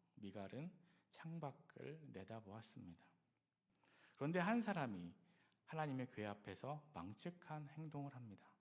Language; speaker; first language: Korean; native; Korean